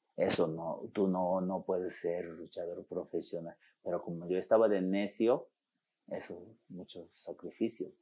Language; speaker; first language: Spanish; non-native, fluent; Japanese